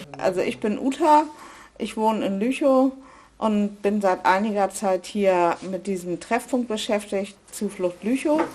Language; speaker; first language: German; native; German